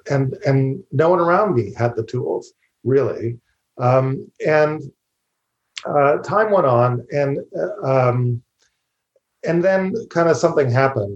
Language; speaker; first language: English; native; English